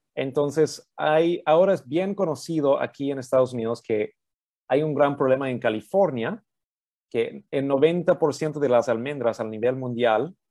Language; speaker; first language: Spanish; early bilingual, heritage; Spanish